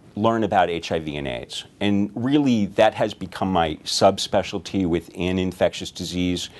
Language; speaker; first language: English; native; English